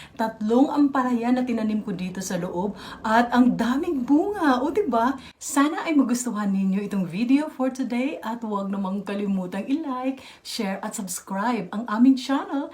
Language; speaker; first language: Filipino; native; Filipino